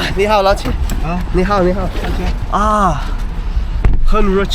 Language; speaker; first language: Chinese; non-native, learner; English